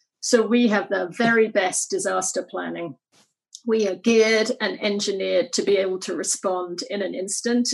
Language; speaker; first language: English; native; English